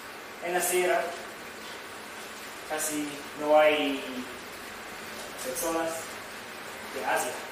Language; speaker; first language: Spanish; non-native, learner; Japanese